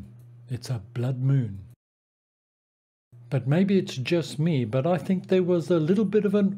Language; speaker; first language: English; native; English